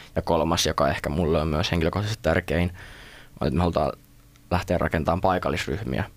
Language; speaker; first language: Finnish; native; Finnish